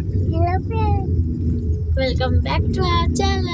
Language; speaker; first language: English; non-native, learner; Nepali